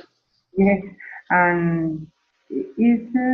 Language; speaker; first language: English; non-native, learner; Spanish